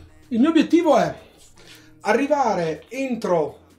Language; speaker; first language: Italian; native; Italian